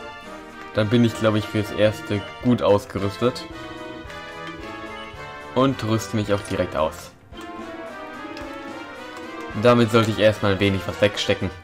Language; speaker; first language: German; native; German